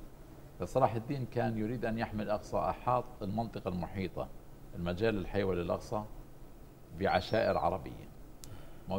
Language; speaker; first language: Arabic; native; Arabic